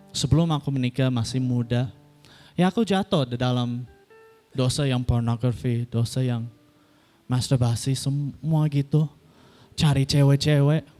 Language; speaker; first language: Indonesian; non-native, fluent; English